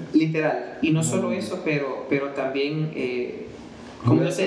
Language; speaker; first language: Spanish; early bilingual, heritage; Spanish